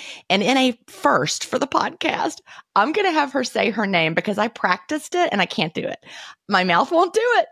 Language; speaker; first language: English; native; English